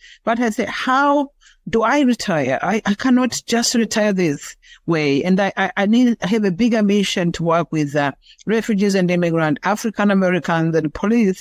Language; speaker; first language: English; non-native, local second language; Kinyarwanda